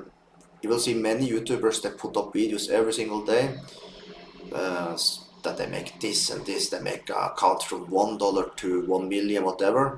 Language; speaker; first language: English; non-native, fluent; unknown